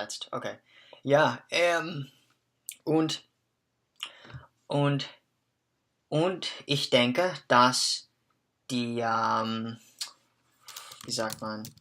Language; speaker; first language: German; non-native, learner; English